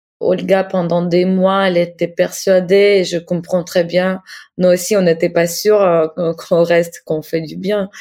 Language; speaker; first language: French; non-native, fluent; Ukrainian